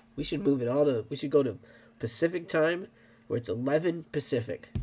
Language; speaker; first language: English; native; English